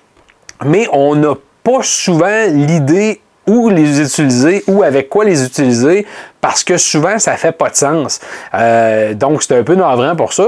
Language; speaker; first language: French; native; French